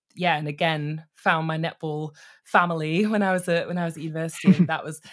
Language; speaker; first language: English; native; English